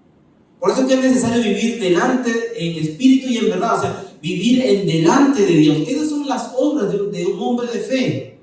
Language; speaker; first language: Spanish; native; Spanish